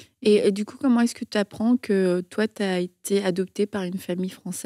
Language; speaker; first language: French; native; French